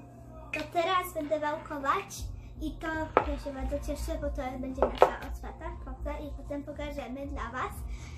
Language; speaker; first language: Polish; early bilingual, heritage; Polish